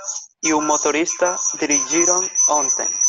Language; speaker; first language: Portuguese; non-native, learner; Spanish